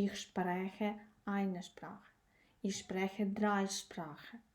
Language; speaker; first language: German; non-native, fluent; Ukrainian